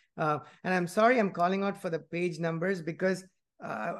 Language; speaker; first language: English; non-native, local second language; Tamil